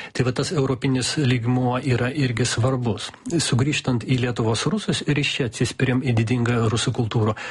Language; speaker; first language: Lithuanian; non-native, local second language; Russian